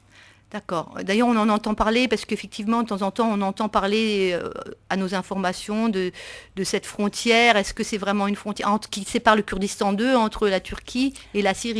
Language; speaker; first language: French; native; French